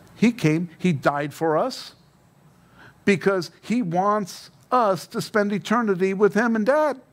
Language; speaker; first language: English; native; English